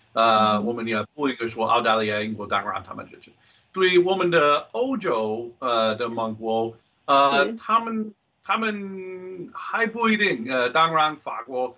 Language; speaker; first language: Chinese; non-native, fluent; English